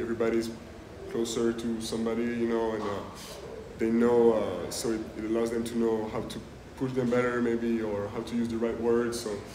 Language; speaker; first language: English; non-native, fluent; French